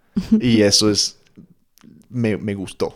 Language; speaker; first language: Spanish; non-native, fluent; English